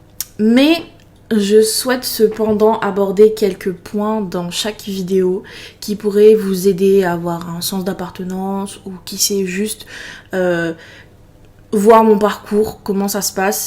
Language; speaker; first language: French; native; French